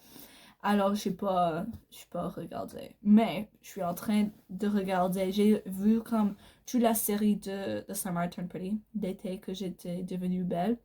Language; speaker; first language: French; non-native, learner; English